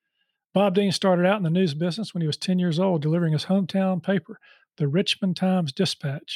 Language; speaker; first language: English; native; English